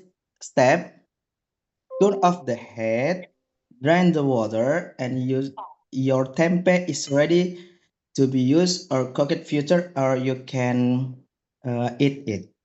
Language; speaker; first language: English; non-native, learner; Indonesian